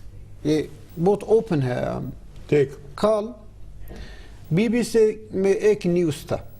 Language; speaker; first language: Hindi; non-native, learner; Turkish